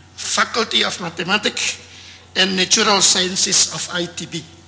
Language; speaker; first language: English; non-native, fluent; Indonesian